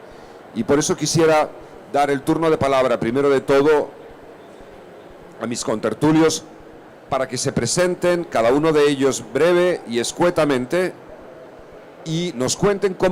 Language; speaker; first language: Spanish; native; Spanish